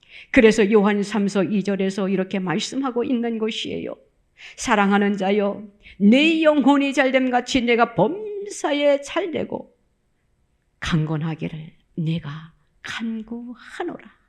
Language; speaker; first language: Korean; native; Korean